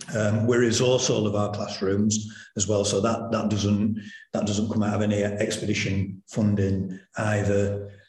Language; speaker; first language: English; native; English